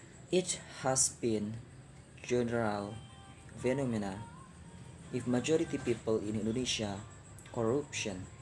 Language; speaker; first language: English; non-native, learner; Indonesian